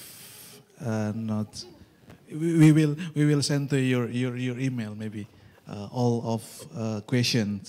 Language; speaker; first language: English; non-native, local second language; Indonesian